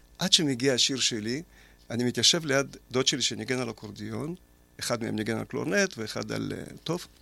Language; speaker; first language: Hebrew; early bilingual, other home language; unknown